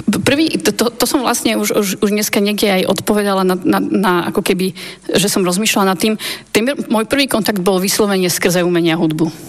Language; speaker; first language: Slovak; native; Slovak